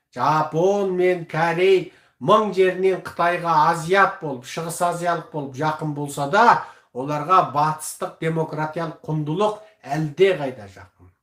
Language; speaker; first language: Kazakh; early bilingual, heritage; Kazakh